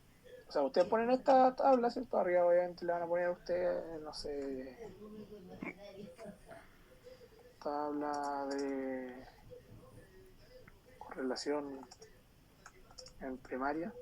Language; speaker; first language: Spanish; native; Spanish